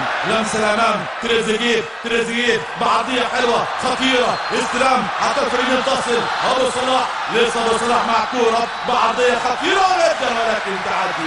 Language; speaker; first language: Arabic; native; Arabic